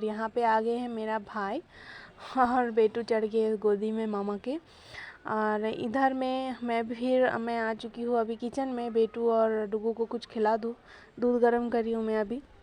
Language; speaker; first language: Hindi; non-native, local second language; Bangla